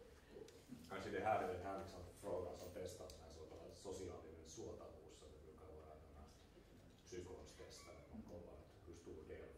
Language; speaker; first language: Swedish; non-native, local second language; Finnish